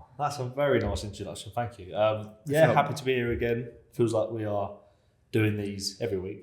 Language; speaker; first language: English; native; English